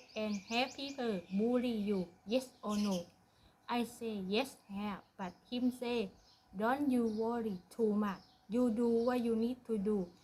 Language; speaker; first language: English; non-native, learner; Thai